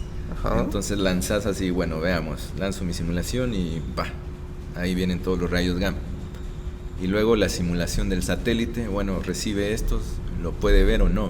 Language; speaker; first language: Spanish; native; Spanish